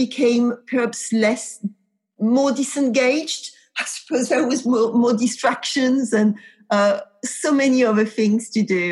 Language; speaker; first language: English; non-native, fluent; French